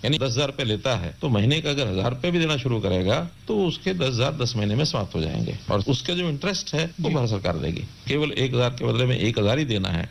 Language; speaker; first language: Hindi; native; Hindi